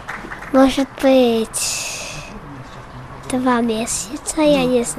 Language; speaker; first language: Russian; early bilingual, heritage; Russian